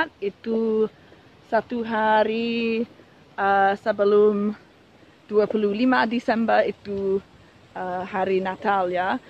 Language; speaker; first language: Indonesian; non-native, learner; English